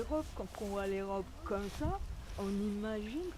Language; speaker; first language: French; native; French